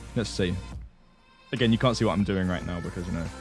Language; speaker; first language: English; native; English